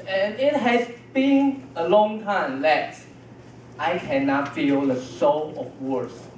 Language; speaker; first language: English; non-native, fluent; Chinese